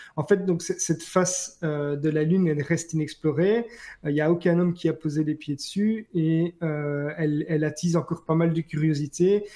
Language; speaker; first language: French; native; French